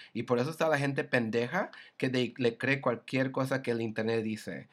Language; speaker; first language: Spanish; early bilingual, heritage; Spanish